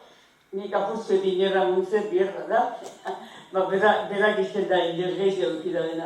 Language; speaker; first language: Basque; native; Basque